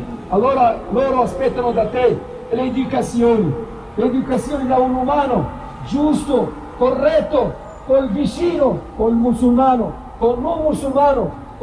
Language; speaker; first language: Italian; non-native, fluent; Arabic